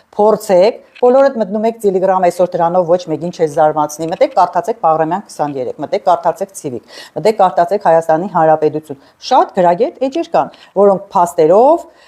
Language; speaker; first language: Armenian; native; Armenian